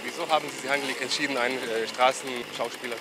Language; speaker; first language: German; non-native, fluent; Slovenian